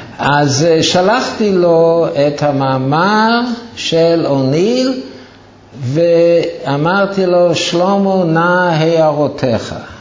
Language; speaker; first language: Hebrew; non-native, fluent; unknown